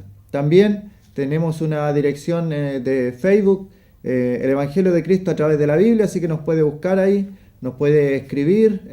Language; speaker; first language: Spanish; native; Spanish